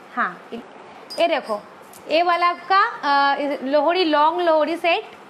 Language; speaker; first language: Hindi; non-native, local second language; Bangla